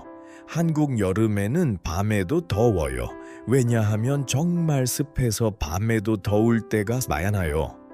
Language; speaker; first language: Korean; non-native, learner; Uzbek